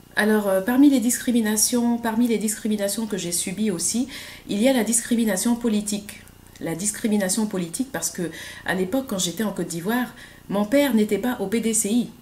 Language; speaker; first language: French; native; French